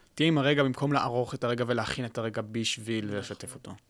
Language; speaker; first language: Hebrew; native; Hebrew